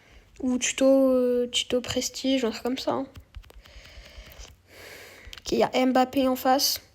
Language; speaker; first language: French; native; French